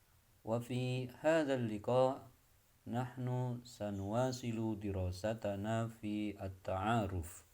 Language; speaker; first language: Arabic; non-native, fluent; Indonesian